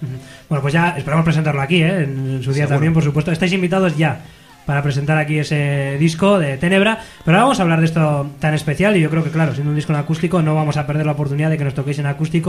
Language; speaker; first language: Spanish; native; Spanish